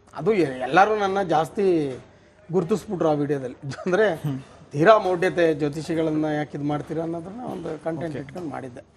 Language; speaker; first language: Kannada; native; Kannada